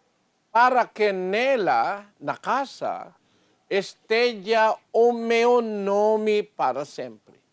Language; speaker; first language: Portuguese; non-native, learner; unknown